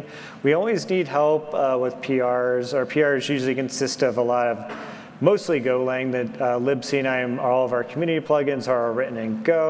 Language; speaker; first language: English; native; English